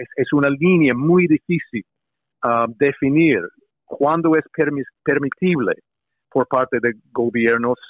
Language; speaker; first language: Spanish; non-native, fluent; English